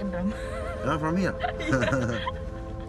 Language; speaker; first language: English; non-native, local second language; Arabic